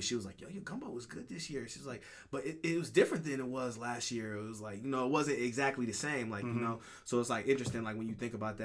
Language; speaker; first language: English; native; English